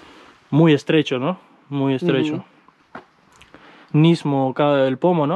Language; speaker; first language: Spanish; native; Spanish